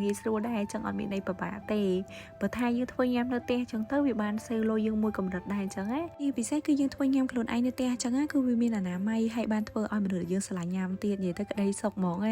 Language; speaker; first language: Khmer; native; Khmer